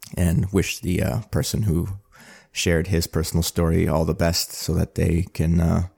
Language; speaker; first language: English; early bilingual, other home language; Armenian